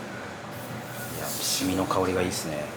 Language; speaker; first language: Japanese; native; Japanese